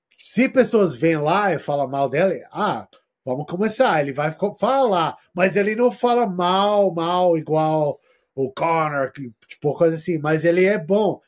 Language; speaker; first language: Portuguese; non-native, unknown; English